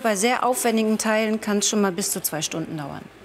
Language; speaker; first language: German; native; German